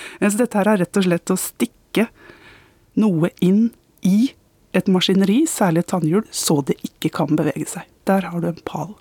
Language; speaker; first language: Norwegian; native; Norwegian